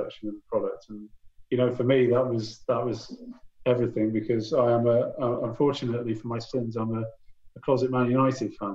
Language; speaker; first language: English; native; English